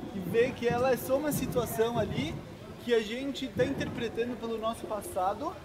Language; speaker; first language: Portuguese; early bilingual, other home language; Spanish